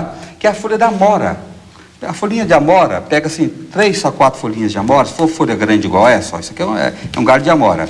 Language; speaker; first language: Portuguese; native; Portuguese